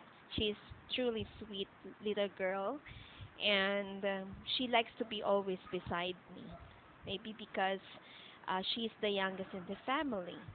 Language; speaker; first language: English; non-native, local second language; Filipino